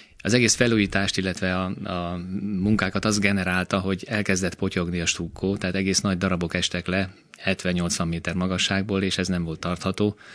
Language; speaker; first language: Hungarian; native; Hungarian